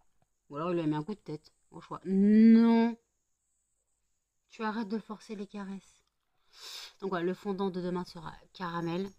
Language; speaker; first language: French; native; French